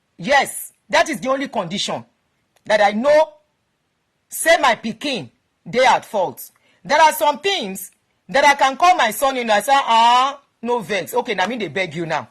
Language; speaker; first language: Nigerian Pidgin; non-native, local second language; Yoruba